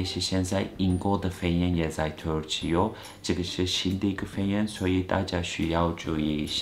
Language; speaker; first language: Chinese; non-native, fluent; Turkish